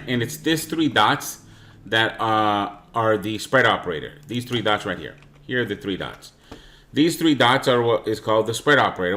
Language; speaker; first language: English; native; English